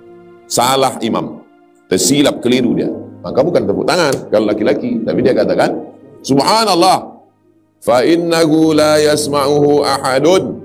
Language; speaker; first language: Malay; native; Malay